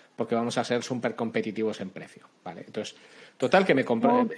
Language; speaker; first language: Spanish; native; Spanish